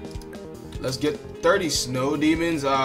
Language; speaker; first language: English; native; English